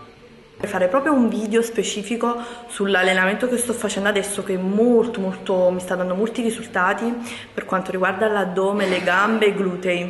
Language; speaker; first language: Italian; native; Italian